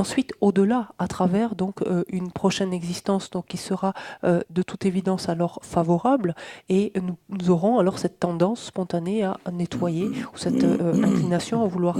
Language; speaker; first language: French; native; French